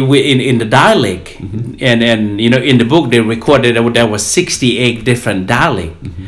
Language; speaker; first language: English; non-native, fluent; Lao